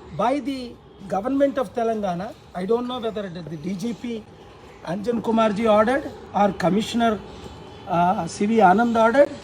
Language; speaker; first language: English; non-native, local second language; Telugu